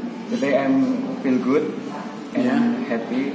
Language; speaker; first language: English; non-native, learner; Indonesian